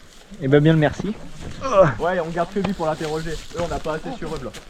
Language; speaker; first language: French; native; French